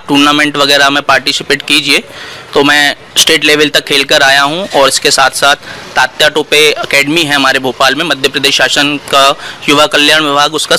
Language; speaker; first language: Hindi; native; Hindi